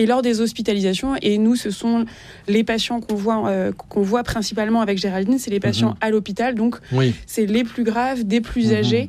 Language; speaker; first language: French; native; French